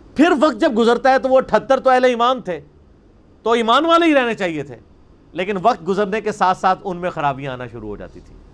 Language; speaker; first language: Urdu; non-native, local second language; Punjabi